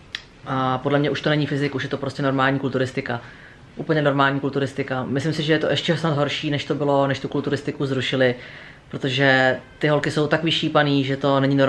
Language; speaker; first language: Czech; native; Czech